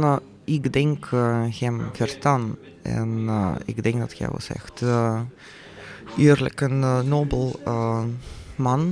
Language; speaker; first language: Dutch; non-native, fluent; Russian